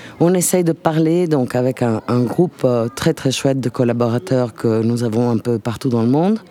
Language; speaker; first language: French; non-native, fluent; Italian